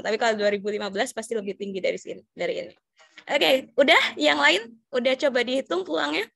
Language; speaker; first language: Indonesian; native; Indonesian